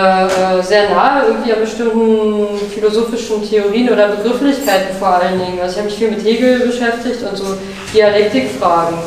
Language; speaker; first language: German; native; German